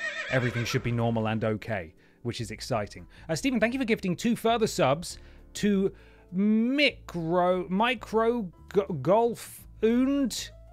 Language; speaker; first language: English; native; English